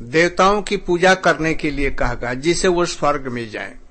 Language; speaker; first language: Hindi; native; Hindi